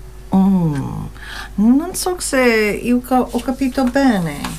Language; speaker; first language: Italian; non-native, learner; English